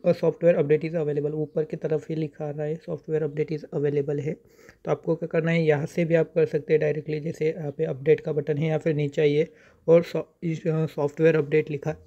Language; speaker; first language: Hindi; native; Hindi